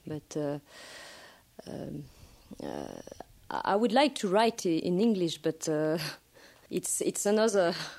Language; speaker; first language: English; non-native, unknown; French